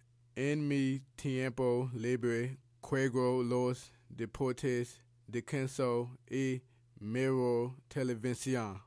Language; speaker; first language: Spanish; non-native, learner; English